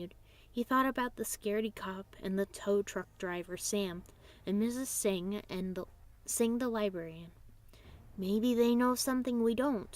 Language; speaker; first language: English; native; English